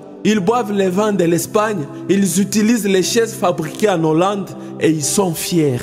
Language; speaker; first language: French; non-native, local second language; Swahili